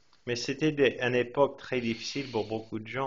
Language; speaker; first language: French; non-native, fluent; English